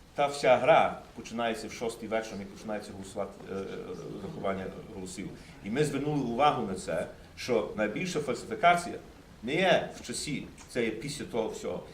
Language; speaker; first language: Ukrainian; early bilingual, heritage; Ukrainian